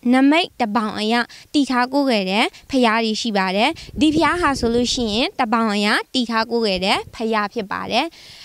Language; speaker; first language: Burmese; native; Burmese